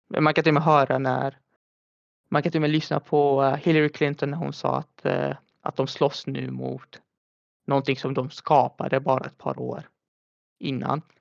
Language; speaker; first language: Swedish; early bilingual, other home language; Arabic